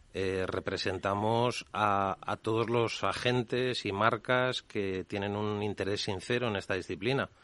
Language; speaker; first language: Spanish; native; Spanish